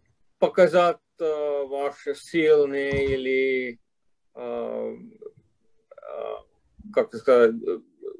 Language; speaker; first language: Russian; non-native, fluent; English